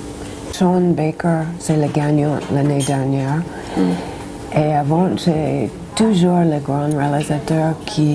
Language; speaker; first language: French; non-native, learner; English